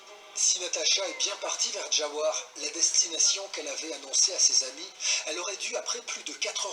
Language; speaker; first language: French; native; French